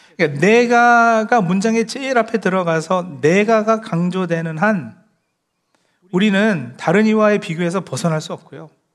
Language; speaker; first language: Korean; early bilingual, heritage; Korean